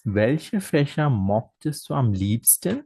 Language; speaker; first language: German; non-native, fluent; Bangla